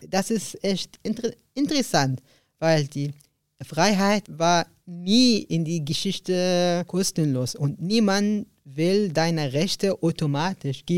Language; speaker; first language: German; non-native, learner; Arabic